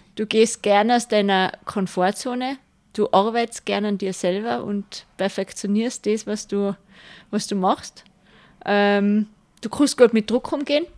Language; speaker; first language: German; native; German